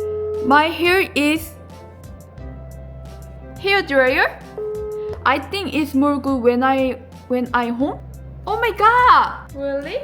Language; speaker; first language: English; non-native, learner; Korean